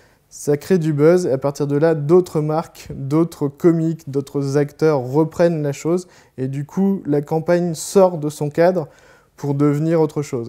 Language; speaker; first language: French; native; French